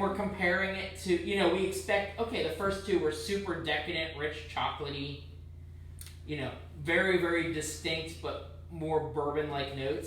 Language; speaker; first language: English; native; English